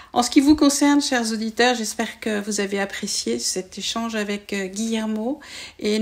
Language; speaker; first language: French; native; French